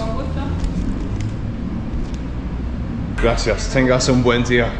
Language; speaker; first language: Spanish; non-native, learner; English